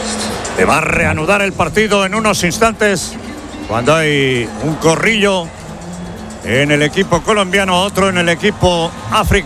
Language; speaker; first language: Spanish; native; Spanish